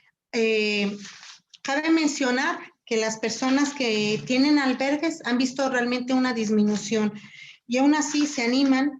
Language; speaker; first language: Spanish; native; Spanish